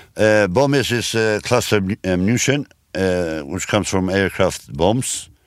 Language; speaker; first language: English; non-native, learner; Albanian